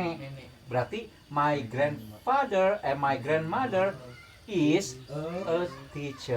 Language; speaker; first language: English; non-native, learner; Sundanese